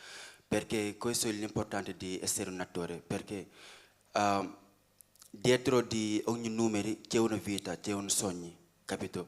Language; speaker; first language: Italian; non-native, learner; Wolof